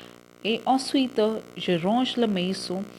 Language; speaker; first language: French; non-native, learner; Tamil